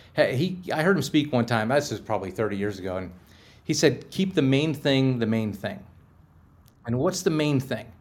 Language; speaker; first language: English; native; English